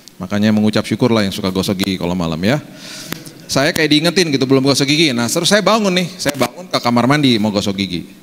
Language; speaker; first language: Indonesian; native; Indonesian